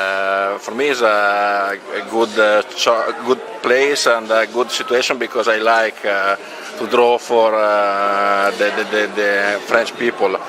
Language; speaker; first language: English; non-native, learner; Italian